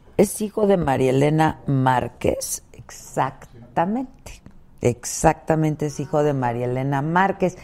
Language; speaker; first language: Spanish; native; Spanish